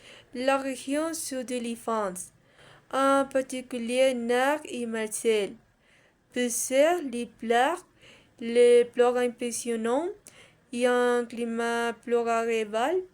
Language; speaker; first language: French; non-native, learner; Spanish